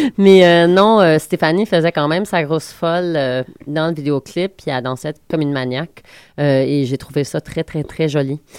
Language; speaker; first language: French; native; French